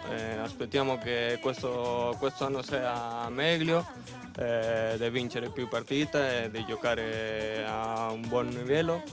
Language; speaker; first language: Italian; non-native, learner; Spanish